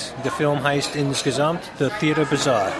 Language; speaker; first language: German; non-native, fluent; English